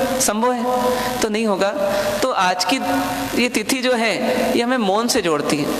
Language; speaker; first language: Hindi; non-native, local second language; Marwari